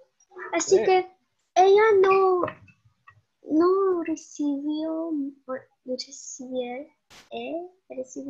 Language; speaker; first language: Spanish; non-native, learner; English